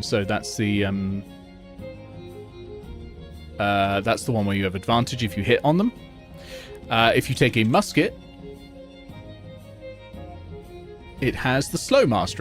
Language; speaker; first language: English; native; English